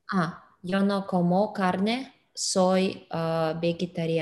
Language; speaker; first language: Spanish; non-native, learner; English